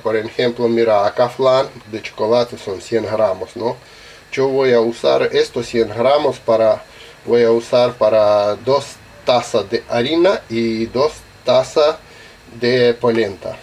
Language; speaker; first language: Spanish; non-native, learner; Russian